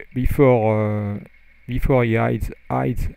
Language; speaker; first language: English; non-native, fluent; French